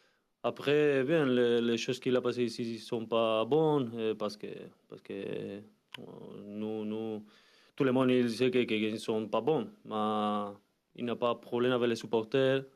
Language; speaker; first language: French; non-native, learner; Spanish